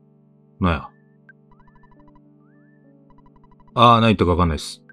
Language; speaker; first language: Japanese; native; Japanese